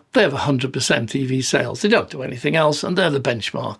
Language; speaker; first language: English; native; English